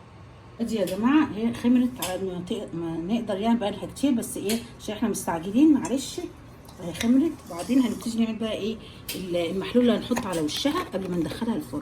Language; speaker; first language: Arabic; native; Arabic